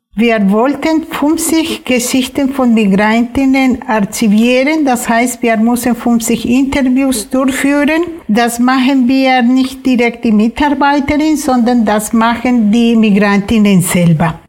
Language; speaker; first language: German; non-native, fluent; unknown